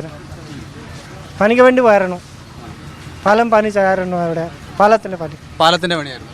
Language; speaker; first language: Malayalam; non-native, learner; Bangla